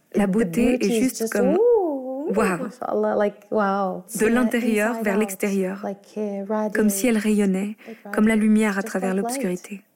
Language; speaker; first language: French; non-native, fluent; Arabic